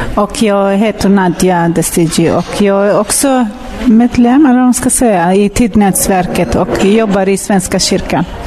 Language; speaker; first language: Swedish; non-native, fluent; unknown